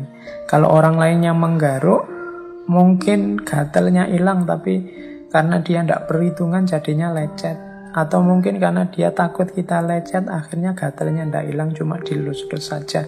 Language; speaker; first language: Indonesian; native; Indonesian